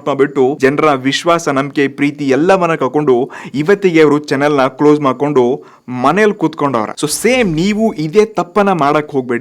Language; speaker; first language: Kannada; native; Kannada